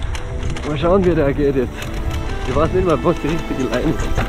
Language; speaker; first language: German; native; German